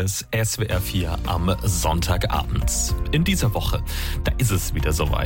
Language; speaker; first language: German; native; German